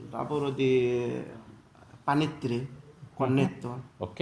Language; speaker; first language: Italian; non-native, learner; Bangla